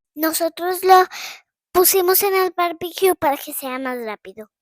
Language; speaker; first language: Spanish; early bilingual, heritage; Spanish